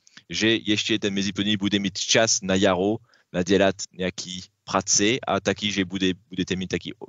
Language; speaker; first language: Czech; non-native, learner; French